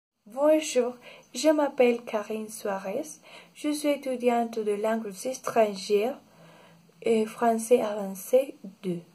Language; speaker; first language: French; non-native, learner; Spanish